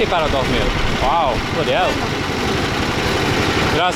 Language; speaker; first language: Spanish; non-native, learner; English